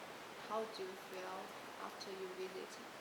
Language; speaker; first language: English; non-native, learner; Chinese